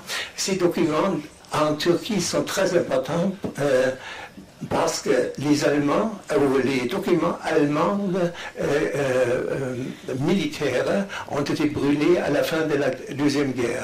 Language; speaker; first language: French; non-native, fluent; German